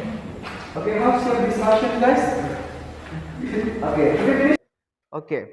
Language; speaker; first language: English; non-native, fluent; Indonesian